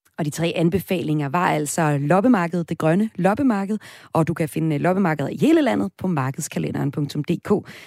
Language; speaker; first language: Danish; native; Danish